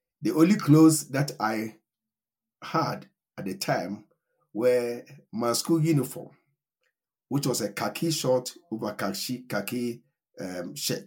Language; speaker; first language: English; non-native, local second language; Akan